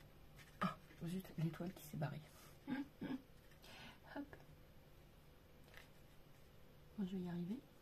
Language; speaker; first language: French; native; French